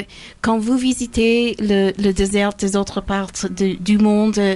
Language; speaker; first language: French; non-native, learner; English